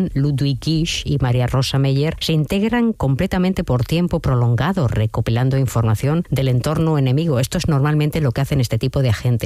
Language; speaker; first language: Spanish; native; Spanish